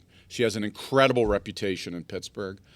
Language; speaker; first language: English; native; English